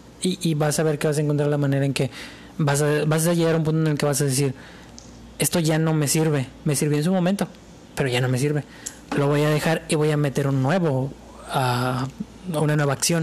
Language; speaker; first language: Spanish; native; Spanish